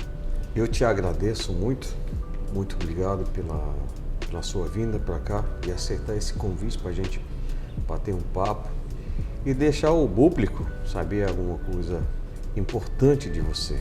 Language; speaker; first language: Portuguese; non-native, fluent; Arabic